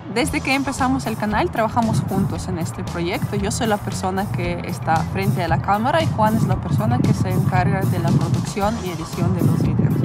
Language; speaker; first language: Spanish; non-native, fluent; Russian